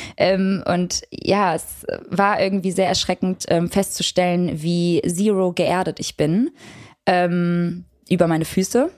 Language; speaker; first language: German; early bilingual, other home language; Albanian